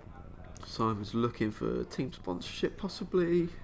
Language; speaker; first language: English; native; English